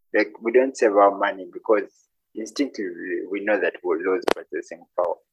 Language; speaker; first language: English; non-native, local second language; Ganda